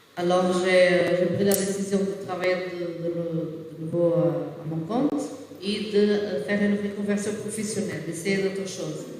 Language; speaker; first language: French; non-native, fluent; Portuguese